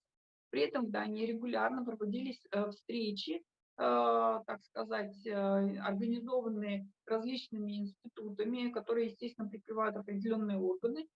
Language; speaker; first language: Russian; native; Russian